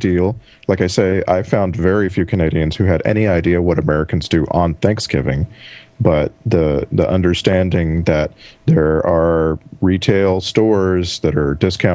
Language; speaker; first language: English; native; English